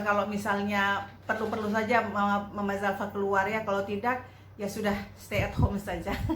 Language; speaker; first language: Indonesian; native; Indonesian